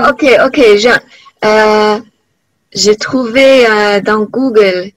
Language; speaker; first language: French; non-native, learner; Chinese